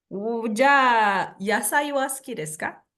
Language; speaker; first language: Japanese; non-native, fluent; Indonesian